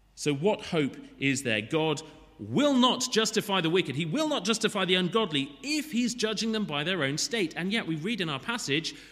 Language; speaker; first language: English; native; English